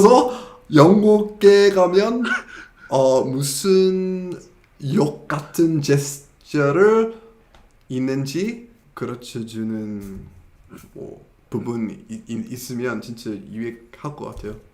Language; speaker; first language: Korean; non-native, fluent; English